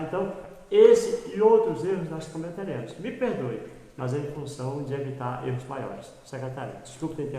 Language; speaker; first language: Portuguese; native; Portuguese